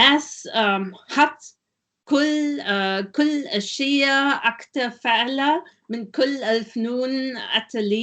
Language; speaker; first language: Arabic; non-native, learner; German